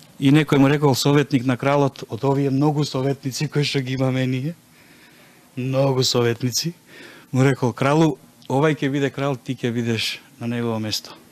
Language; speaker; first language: Macedonian; native; Macedonian